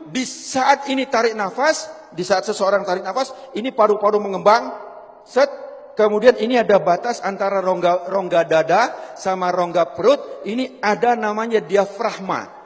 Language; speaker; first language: Indonesian; non-native, local second language; Javanese